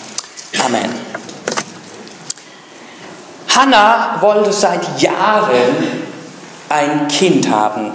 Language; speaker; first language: German; non-native, fluent; English